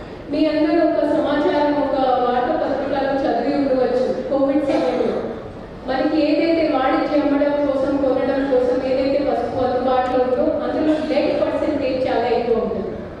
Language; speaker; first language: Telugu; non-native, fluent; Hindi